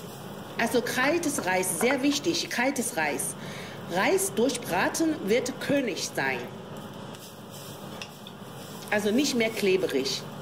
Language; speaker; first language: German; non-native, learner; Chinese